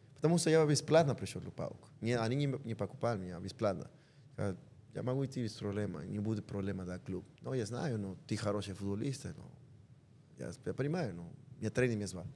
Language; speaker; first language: Russian; non-native, learner; Spanish